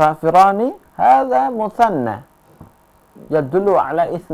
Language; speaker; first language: Arabic; non-native, fluent; Indonesian